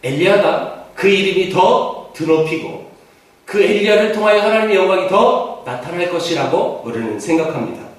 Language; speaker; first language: Korean; native; Korean